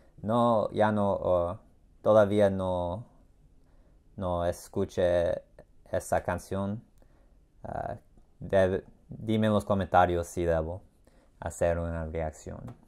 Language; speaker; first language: Spanish; non-native, learner; English